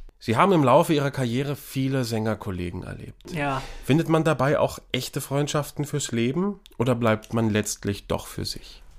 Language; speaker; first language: German; native; German